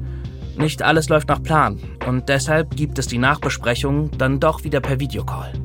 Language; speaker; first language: German; native; German